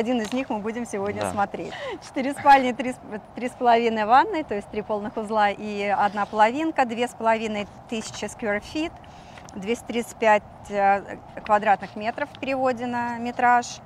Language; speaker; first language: Russian; native; Russian